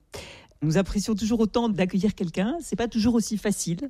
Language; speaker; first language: French; native; French